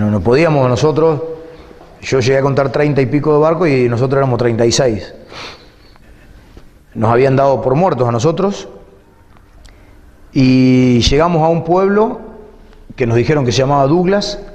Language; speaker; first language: Spanish; native; Spanish